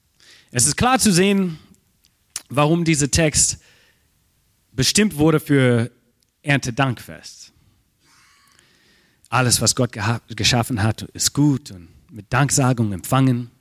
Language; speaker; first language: German; non-native, fluent; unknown